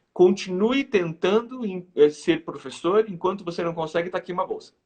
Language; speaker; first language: Portuguese; native; Portuguese